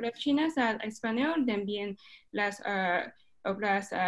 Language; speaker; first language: Spanish; non-native, fluent; Chinese